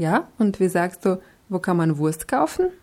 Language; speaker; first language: German; non-native, fluent; Russian